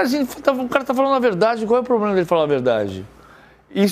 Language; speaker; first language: Portuguese; native; Portuguese